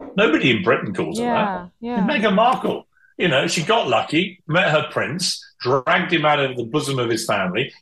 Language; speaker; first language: English; native; English